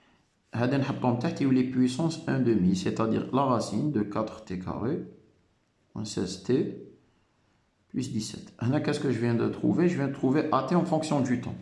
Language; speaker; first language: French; non-native, local second language; Arabic